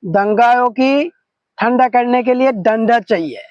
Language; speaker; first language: Hindi; non-native, local second language; Bangla